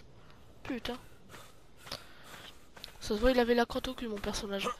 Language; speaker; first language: French; native; French